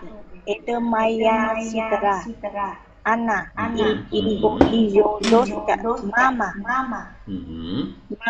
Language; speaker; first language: Russian; non-native, learner; Vietnamese